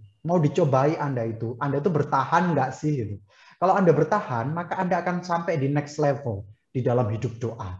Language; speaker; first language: Indonesian; native; Indonesian